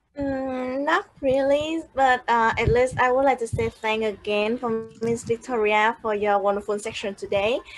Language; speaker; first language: English; non-native, fluent; Vietnamese